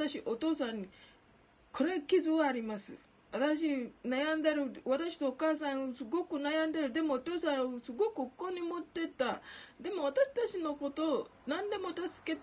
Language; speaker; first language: Japanese; non-native, learner; Ganda